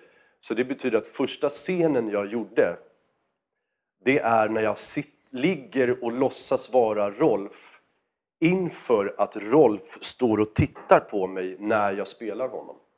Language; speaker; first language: Swedish; native; Swedish